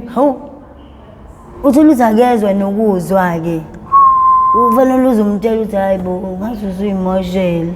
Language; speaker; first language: Zulu; native; Zulu